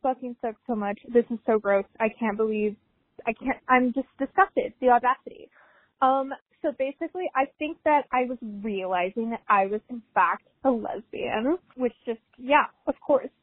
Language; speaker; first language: English; native; English